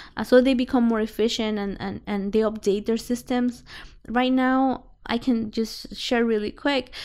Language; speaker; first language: English; non-native, fluent; Spanish